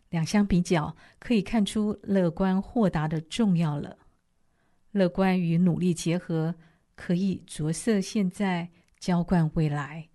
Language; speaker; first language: Chinese; native; Chinese